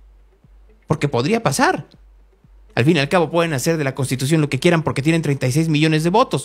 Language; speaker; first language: Spanish; native; Spanish